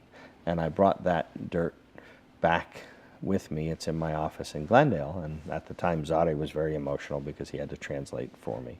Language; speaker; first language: English; native; English